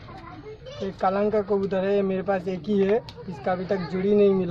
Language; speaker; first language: Hindi; non-native, local second language; Bangla